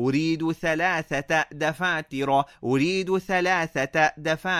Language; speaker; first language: Arabic; non-native, fluent; English